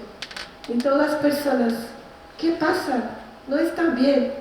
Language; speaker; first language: Spanish; non-native, learner; Portuguese